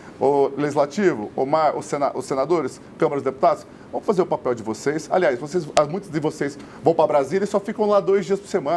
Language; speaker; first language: Portuguese; native; Portuguese